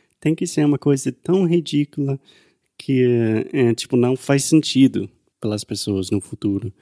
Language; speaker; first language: Portuguese; non-native, fluent; English